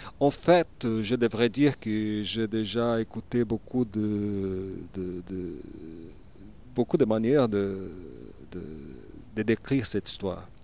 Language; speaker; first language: French; non-native, learner; Portuguese